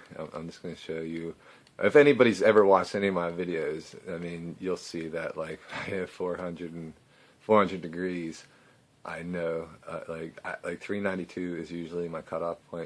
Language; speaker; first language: English; native; English